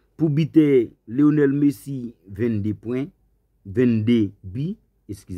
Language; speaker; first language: French; non-native, learner; Haitian Creole